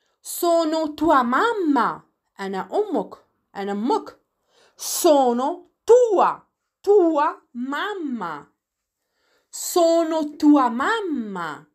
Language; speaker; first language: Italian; non-native, fluent; Arabic